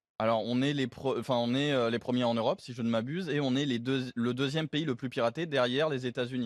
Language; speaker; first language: French; native; French